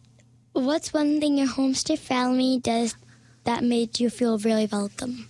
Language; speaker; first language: English; non-native, fluent; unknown